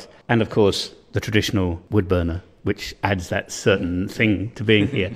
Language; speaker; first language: English; native; English